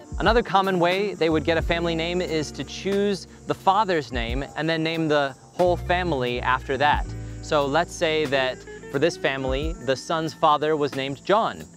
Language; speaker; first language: English; native; English